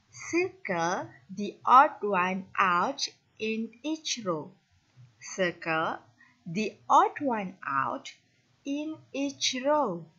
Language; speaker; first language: English; non-native, fluent; Indonesian